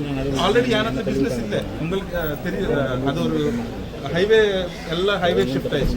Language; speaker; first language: Tamil; non-native, local second language; Telugu